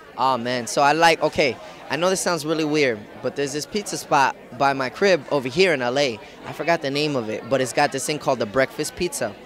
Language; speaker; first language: English; early bilingual, other home language; Spanish